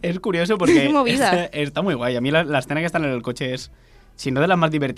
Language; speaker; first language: Spanish; native; Spanish